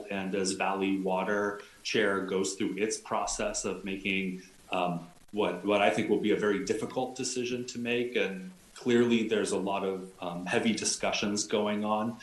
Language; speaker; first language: English; native; English